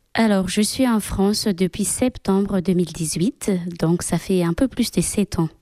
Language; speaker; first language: French; non-native, local second language; Malagasy